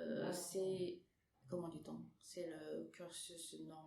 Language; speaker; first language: French; non-native, fluent; Japanese